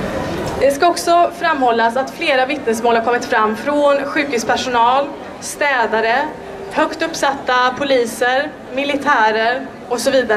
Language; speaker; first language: Swedish; native; Swedish